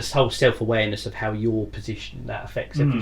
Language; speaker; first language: English; native; English